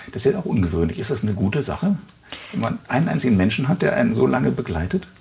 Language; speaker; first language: German; native; German